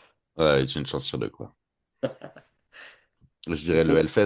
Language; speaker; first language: French; native; French